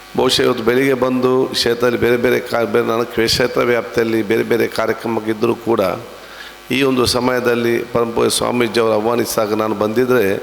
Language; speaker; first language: Kannada; non-native, local second language; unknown